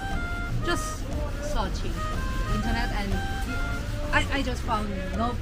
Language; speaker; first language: English; non-native, learner; Korean